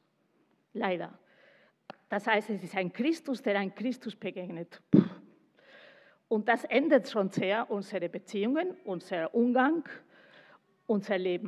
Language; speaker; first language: German; non-native, fluent; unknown